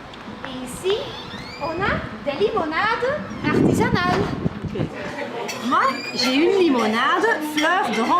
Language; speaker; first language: French; non-native, learner; Dutch